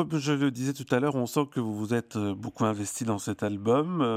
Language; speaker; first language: French; native; French